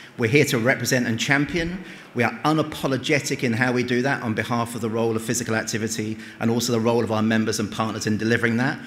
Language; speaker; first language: English; native; English